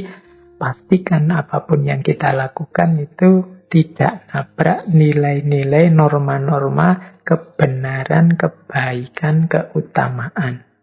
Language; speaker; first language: Indonesian; native; Indonesian